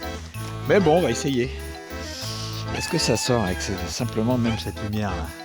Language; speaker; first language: French; native; French